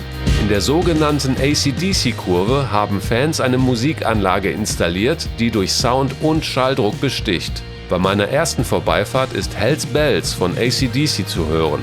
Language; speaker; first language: German; native; German